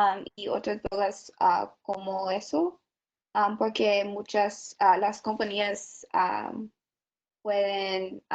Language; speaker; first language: Spanish; non-native, learner; English